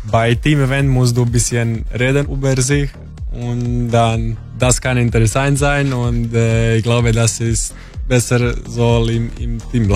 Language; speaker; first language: German; non-native, learner; Croatian